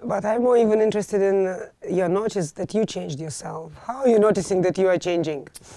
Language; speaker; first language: English; non-native, fluent; Russian